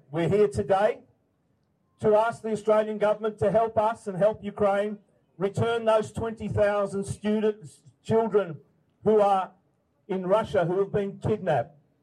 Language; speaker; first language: English; early bilingual, other home language; Ukrainian